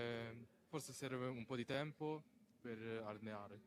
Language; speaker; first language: Italian; non-native, learner; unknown